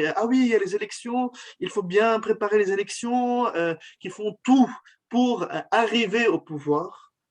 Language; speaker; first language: French; non-native, local second language; Arabic